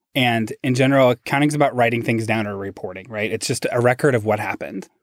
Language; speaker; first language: English; native; English